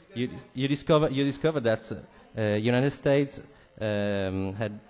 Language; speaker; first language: English; non-native, learner; Italian